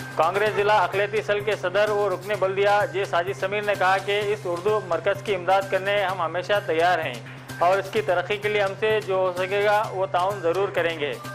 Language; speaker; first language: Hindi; non-native, local second language; Urdu